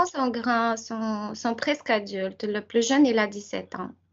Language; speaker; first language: French; non-native, fluent; Ukrainian